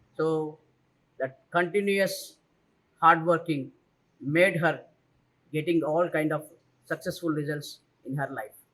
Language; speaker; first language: English; non-native, local second language; Telugu